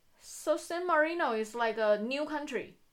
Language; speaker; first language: English; non-native, fluent; Chinese